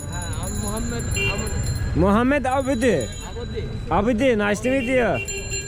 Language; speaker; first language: English; non-native, learner; Turkish